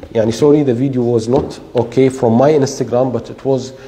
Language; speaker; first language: English; non-native, fluent; Arabic